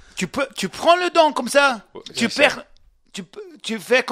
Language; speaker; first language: French; non-native, learner; English